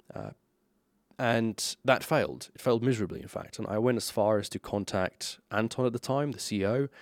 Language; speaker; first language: English; non-native, fluent; Slovenian